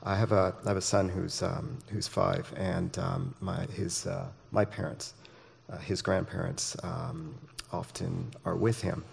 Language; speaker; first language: English; native; English